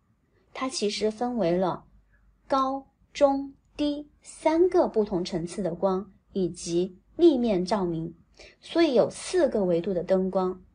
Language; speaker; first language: Chinese; native; Chinese